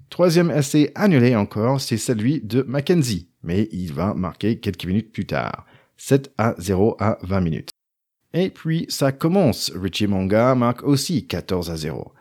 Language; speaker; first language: French; non-native, fluent; English